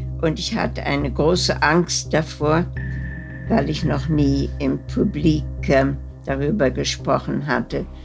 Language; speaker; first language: German; early bilingual, heritage; German